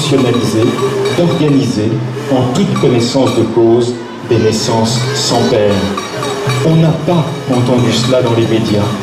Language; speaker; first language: French; native; French